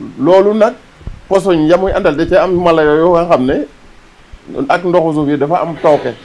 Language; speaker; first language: Wolof; non-native, local second language; Serer